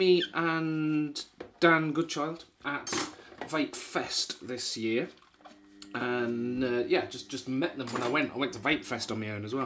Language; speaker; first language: English; native; English